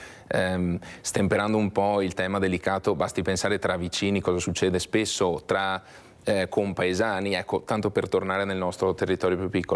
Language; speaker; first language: Italian; native; Italian